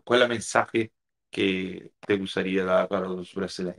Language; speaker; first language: Spanish; non-native, fluent; Portuguese